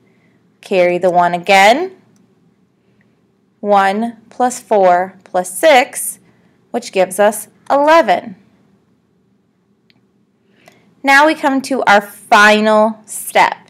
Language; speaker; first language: English; native; English